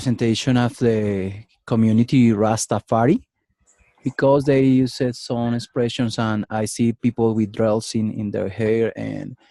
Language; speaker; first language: English; non-native, learner; Spanish